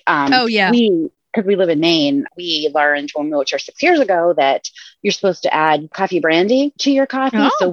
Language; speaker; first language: English; native; English